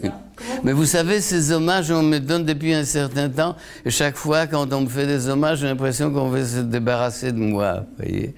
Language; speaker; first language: French; non-native, fluent; Polish